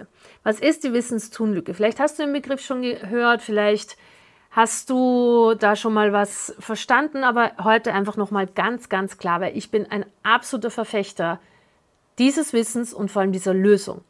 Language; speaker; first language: German; native; German